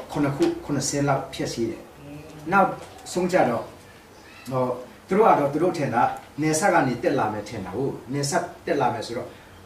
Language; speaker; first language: Burmese; non-native, local second language; Tedim Chin